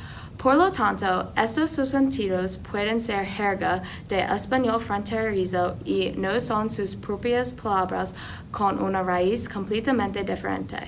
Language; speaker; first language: Spanish; non-native, learner; English